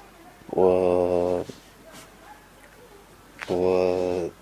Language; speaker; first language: French; non-native, learner; Arabic